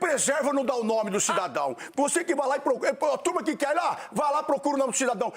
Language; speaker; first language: Portuguese; native; Portuguese